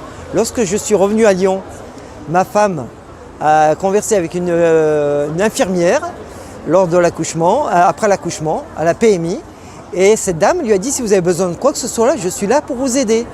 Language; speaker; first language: French; native; French